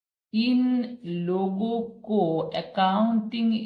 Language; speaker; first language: Hindi; non-native, fluent; Bangla